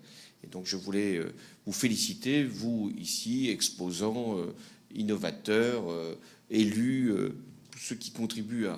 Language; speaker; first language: French; native; French